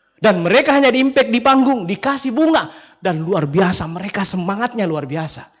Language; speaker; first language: Indonesian; non-native, local second language; Buginese